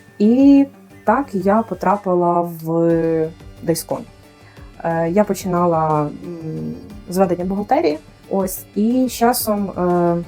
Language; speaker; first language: Ukrainian; native; Ukrainian